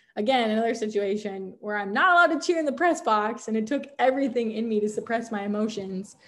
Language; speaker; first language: English; native; English